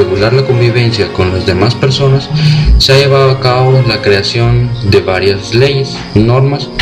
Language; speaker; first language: Spanish; native; Spanish